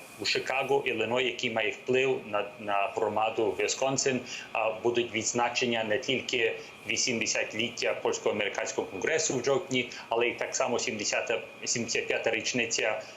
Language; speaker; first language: Ukrainian; early bilingual, heritage; English